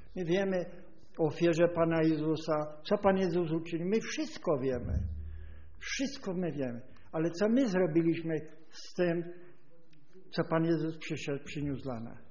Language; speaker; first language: Polish; native; Polish